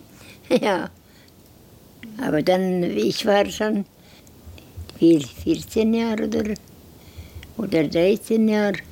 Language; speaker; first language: German; non-native, learner; Estonian